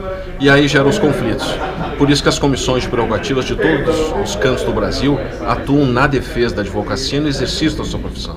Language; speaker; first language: Portuguese; native; Portuguese